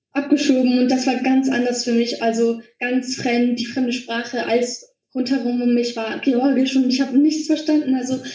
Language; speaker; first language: German; native; German